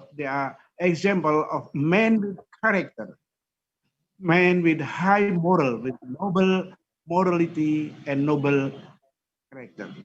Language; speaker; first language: English; non-native, fluent; Indonesian